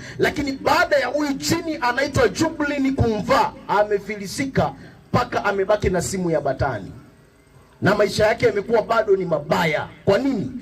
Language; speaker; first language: Swahili; native; Swahili